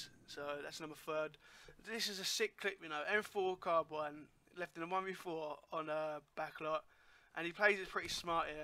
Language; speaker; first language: English; native; English